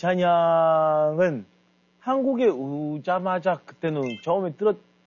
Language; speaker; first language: Korean; non-native, fluent; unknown